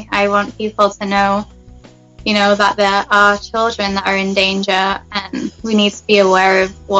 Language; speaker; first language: English; native; English